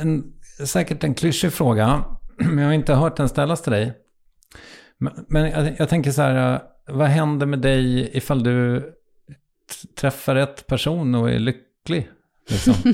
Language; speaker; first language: Swedish; native; Swedish